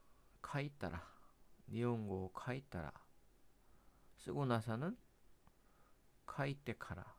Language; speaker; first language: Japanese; non-native, learner; Korean